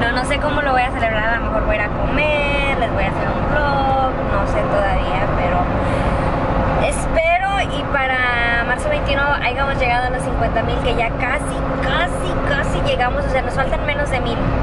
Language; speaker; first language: Spanish; native; Spanish